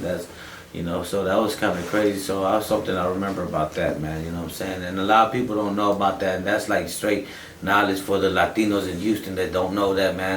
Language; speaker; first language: English; native; English